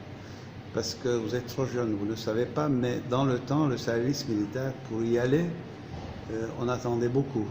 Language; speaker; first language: French; non-native, fluent; Turkish